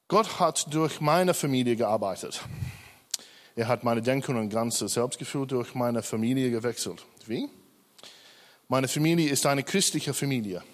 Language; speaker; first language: German; non-native, learner; English